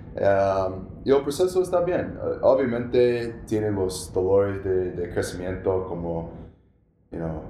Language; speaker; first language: Spanish; non-native, learner; English